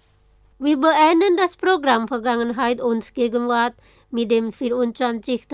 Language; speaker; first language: German; non-native, fluent; Indonesian